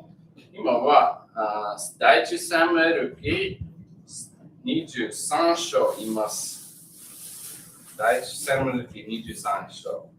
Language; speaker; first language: Japanese; non-native, learner; English